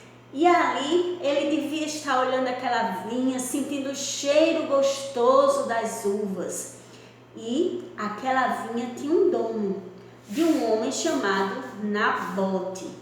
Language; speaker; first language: Portuguese; native; Portuguese